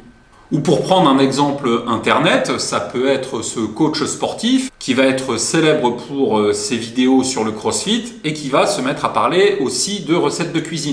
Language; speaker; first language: French; native; French